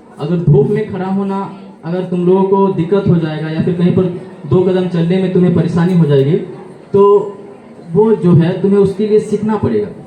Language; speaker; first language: Hindi; non-native, local second language; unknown